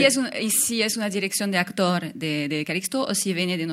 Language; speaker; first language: Spanish; non-native, fluent; French